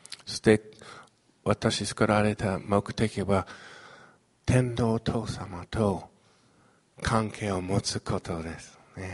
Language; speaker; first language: Japanese; non-native, fluent; Chinese